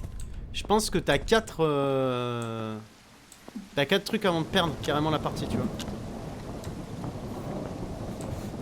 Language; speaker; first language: French; native; French